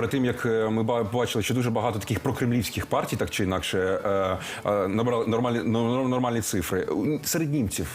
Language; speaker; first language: Ukrainian; native; Ukrainian